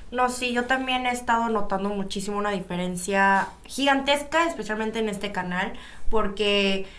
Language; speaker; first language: Spanish; early bilingual, other home language; Korean